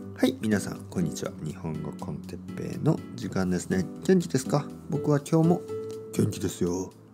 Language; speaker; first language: Japanese; native; Japanese